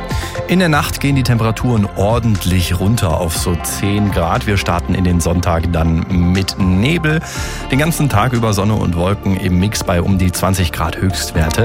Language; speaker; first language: German; native; German